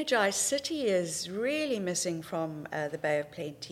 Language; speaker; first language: English; native; English